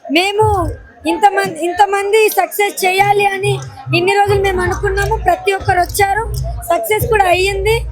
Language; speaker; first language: Telugu; non-native, local second language; Lambadi